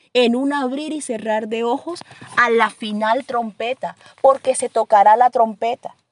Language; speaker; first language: Spanish; native; Spanish